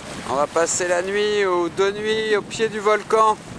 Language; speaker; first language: French; native; French